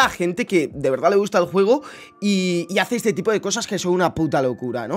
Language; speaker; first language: Spanish; native; Spanish